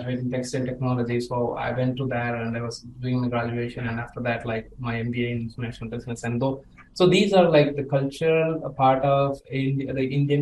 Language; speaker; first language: English; non-native, local second language; Tamil